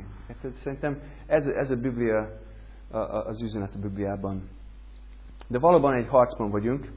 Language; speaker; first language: Hungarian; non-native, learner; English